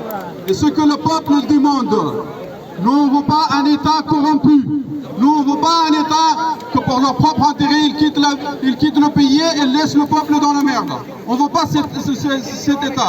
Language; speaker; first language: French; non-native, fluent; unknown